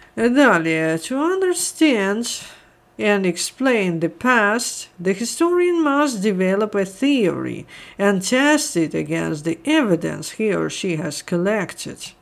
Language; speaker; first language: English; non-native, fluent; Ukrainian